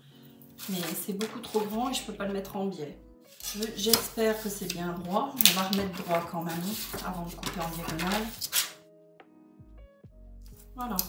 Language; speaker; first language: French; native; French